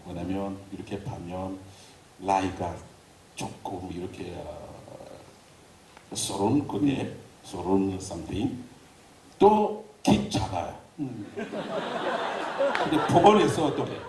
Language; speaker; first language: Korean; non-native, learner; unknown